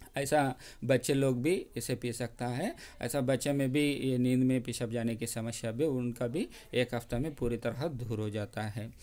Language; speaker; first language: Hindi; non-native, local second language; Telugu